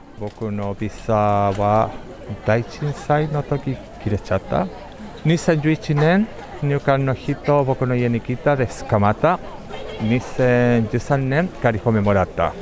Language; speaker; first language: Japanese; non-native, learner; Spanish